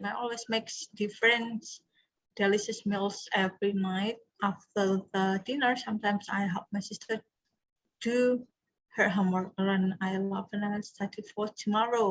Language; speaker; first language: English; non-native, fluent; Indonesian